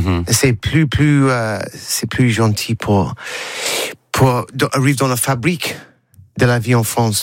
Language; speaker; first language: French; non-native, learner; English